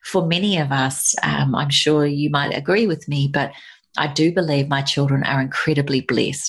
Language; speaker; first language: English; native; English